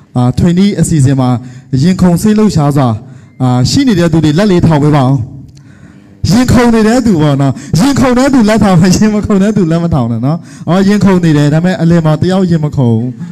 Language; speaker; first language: Burmese; native; Burmese